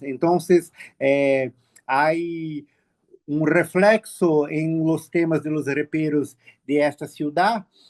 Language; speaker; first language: Spanish; non-native, learner; Portuguese